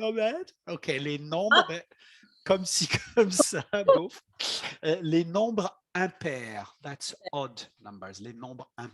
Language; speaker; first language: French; non-native, fluent; English